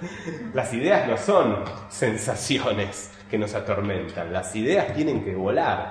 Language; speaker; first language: Spanish; native; Spanish